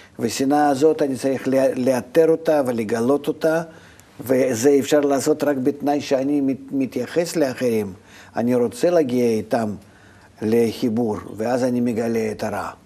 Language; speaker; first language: Hebrew; non-native, fluent; Russian